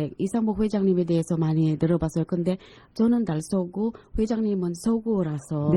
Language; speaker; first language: Korean; non-native, fluent; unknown